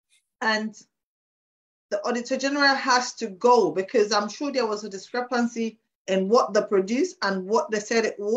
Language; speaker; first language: English; non-native, local second language; Krio